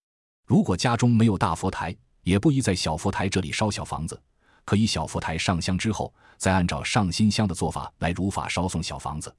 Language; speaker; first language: Chinese; native; Chinese